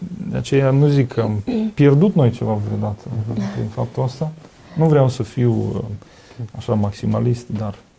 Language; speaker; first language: Romanian; non-native, fluent; Russian